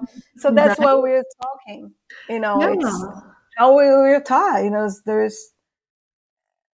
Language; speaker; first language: English; non-native, fluent; Portuguese